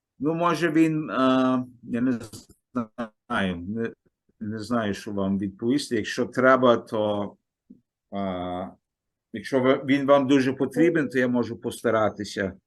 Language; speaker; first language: Ukrainian; early bilingual, heritage; Ukrainian